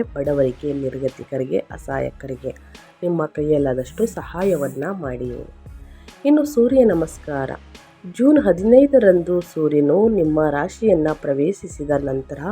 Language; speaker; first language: Kannada; native; Kannada